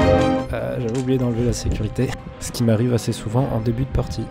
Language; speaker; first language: French; native; French